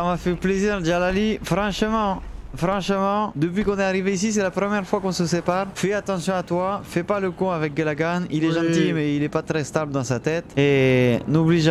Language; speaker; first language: French; native; French